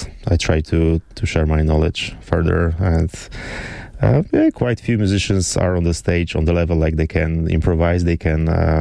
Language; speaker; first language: English; non-native, fluent; Polish